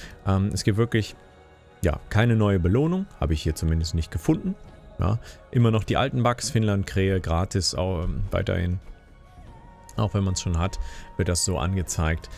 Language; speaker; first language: German; native; German